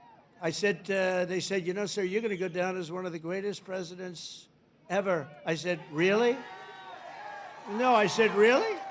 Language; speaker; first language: English; native; English